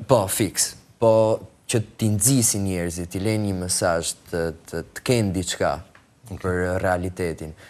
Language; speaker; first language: Albanian; early bilingual, heritage; Albanian